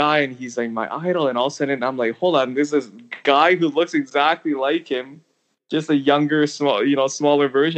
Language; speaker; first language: English; native; English